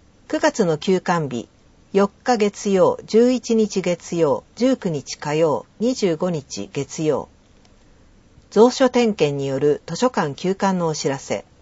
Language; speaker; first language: Japanese; native; Japanese